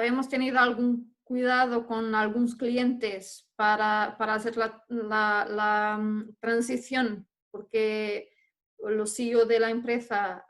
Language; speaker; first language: Spanish; non-native, fluent; Portuguese